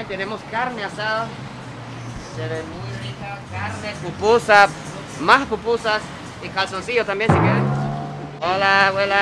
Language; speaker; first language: Spanish; non-native, fluent; Japanese